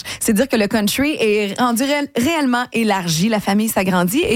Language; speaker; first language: French; native; French